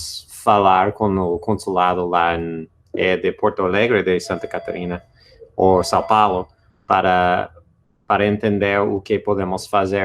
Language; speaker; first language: Portuguese; non-native, fluent; English